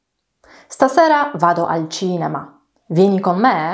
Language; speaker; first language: Italian; non-native, fluent; Polish